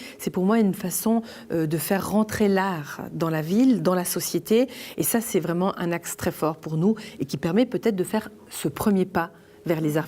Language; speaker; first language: French; native; French